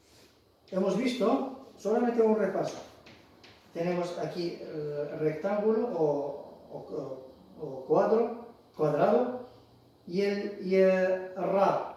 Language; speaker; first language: Spanish; non-native, fluent; Arabic